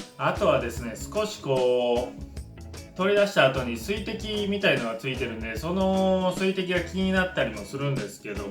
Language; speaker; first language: Japanese; native; Japanese